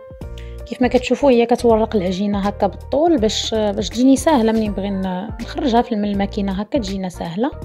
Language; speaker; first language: Arabic; native; Arabic